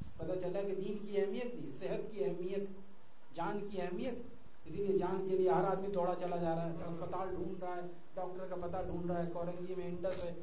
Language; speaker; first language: Urdu; native; Urdu